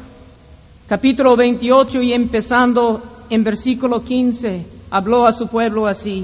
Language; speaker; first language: Spanish; non-native, fluent; English